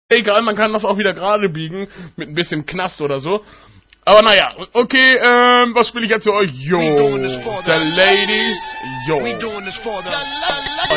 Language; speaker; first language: German; native; German